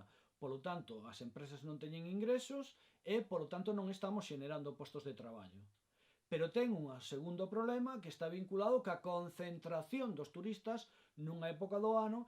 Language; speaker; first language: Galician; non-native, local second language; Spanish